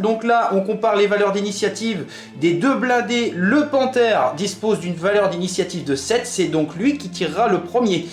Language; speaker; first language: French; native; French